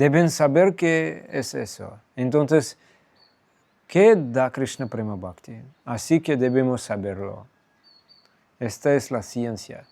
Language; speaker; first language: Spanish; non-native, fluent; Russian